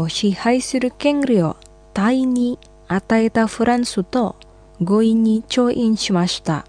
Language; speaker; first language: Japanese; non-native, fluent; Indonesian